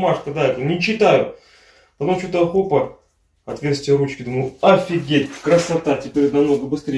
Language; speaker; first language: Russian; native; Russian